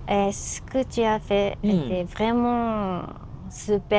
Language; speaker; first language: French; non-native, learner; Japanese